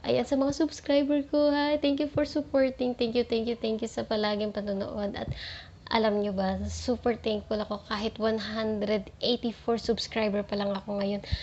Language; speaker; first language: Filipino; native; Filipino